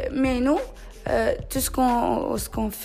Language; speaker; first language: French; non-native, learner; Tachelhit